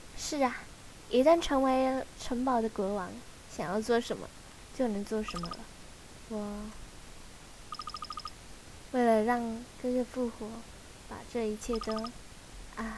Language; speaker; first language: Chinese; native; Chinese